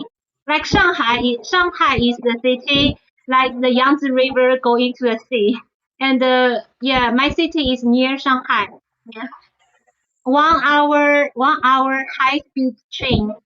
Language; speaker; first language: English; non-native, fluent; Chinese